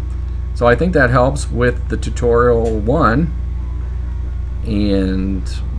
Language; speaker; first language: English; native; English